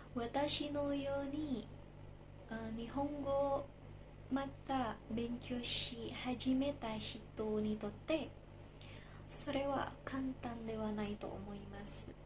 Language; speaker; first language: Japanese; non-native, learner; Indonesian